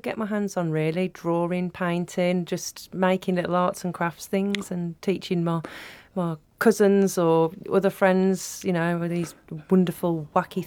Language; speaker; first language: English; native; English